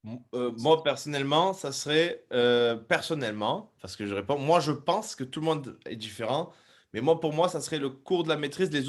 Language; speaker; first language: French; native; French